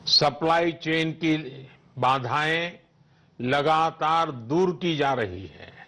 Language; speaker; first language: Hindi; non-native, local second language; Gujarati